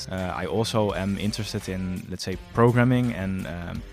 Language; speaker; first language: English; non-native, fluent; Dutch